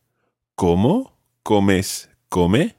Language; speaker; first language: Spanish; non-native, fluent; English